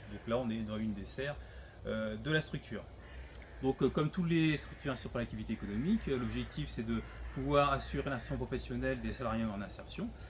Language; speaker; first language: French; native; French